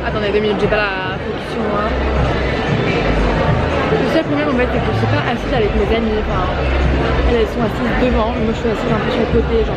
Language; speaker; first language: French; native; French